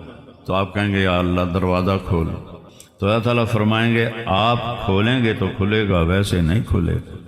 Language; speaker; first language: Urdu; non-native, local second language; Punjabi